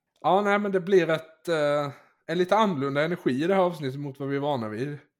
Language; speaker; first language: Swedish; native; Swedish